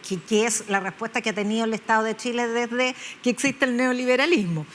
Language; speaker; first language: Spanish; native; Spanish